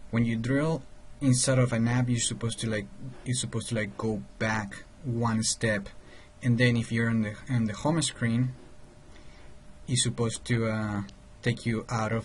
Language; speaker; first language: English; non-native, fluent; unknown